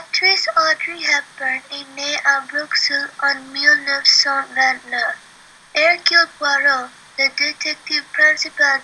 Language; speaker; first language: French; non-native, learner; English